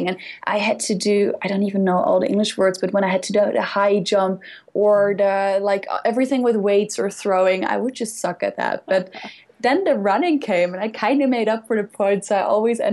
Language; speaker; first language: English; non-native, fluent; Dutch